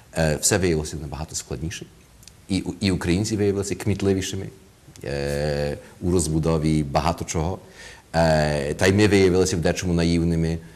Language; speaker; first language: Ukrainian; early bilingual, heritage; Ukrainian